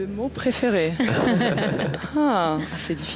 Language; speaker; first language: French; non-native, fluent; Arabic